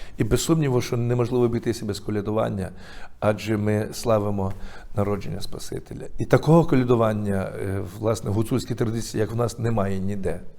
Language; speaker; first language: Ukrainian; native; Ukrainian